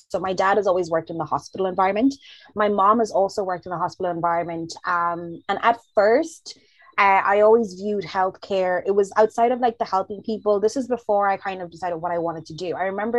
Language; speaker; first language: English; early bilingual, other home language; Zulu